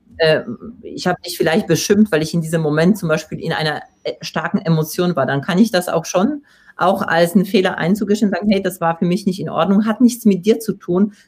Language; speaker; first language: German; non-native, fluent; Polish